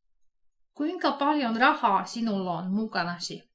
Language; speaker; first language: Finnish; non-native, fluent; Russian